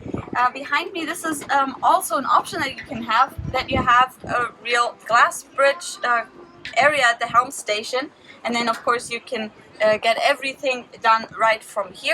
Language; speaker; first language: English; non-native, fluent; German